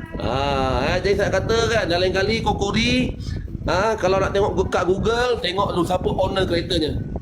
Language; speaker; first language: Malay; native; Malay